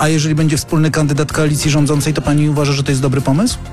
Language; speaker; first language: Polish; native; Polish